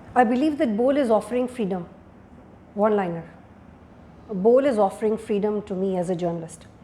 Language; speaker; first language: English; non-native, local second language; Urdu